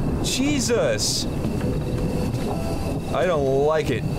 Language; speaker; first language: English; native; English